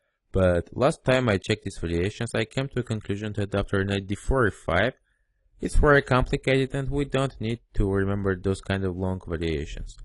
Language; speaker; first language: English; non-native, fluent; Russian